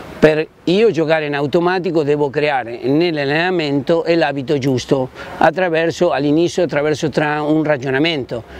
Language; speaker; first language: Italian; non-native, fluent; Spanish